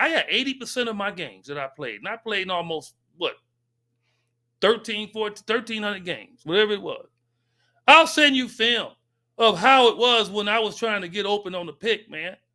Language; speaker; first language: English; native; English